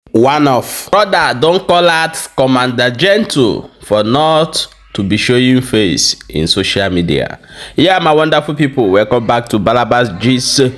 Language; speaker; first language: Nigerian Pidgin; non-native, local second language; Igbo